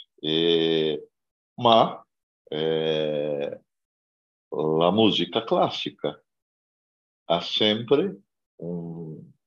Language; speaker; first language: Italian; non-native, learner; Portuguese